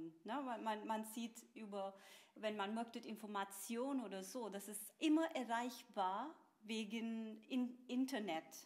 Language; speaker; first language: German; non-native, fluent; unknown